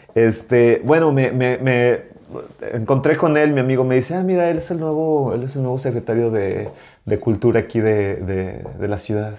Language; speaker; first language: Spanish; native; Spanish